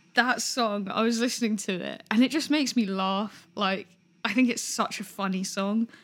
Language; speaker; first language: English; native; English